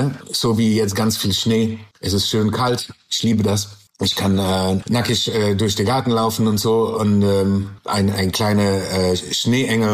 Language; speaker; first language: German; non-native, learner; English